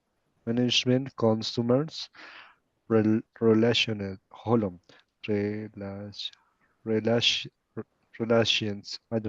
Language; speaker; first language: English; non-native, learner; Spanish